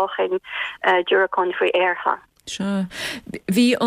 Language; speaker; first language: Irish; native; Irish